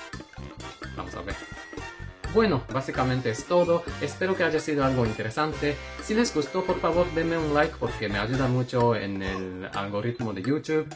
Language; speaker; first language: Spanish; non-native, fluent; Japanese